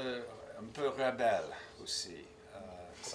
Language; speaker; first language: French; non-native, fluent; English